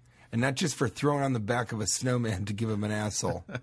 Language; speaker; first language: English; native; English